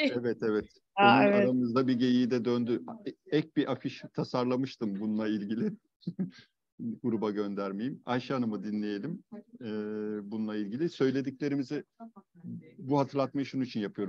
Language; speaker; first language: Turkish; native; Turkish